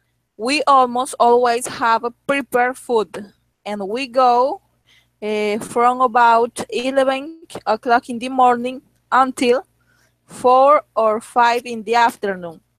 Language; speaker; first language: English; non-native, learner; Spanish